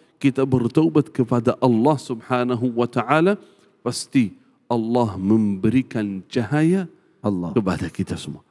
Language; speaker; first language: Malay; non-native, fluent; Arabic